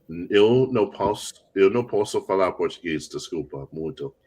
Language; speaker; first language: Portuguese; non-native, learner; English